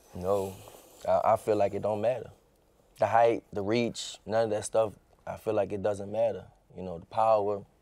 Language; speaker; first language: English; native; English